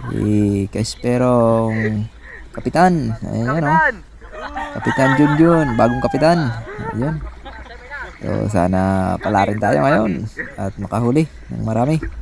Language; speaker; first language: Filipino; non-native, local second language; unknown